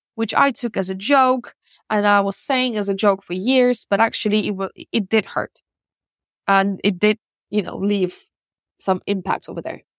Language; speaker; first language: English; non-native, fluent; Russian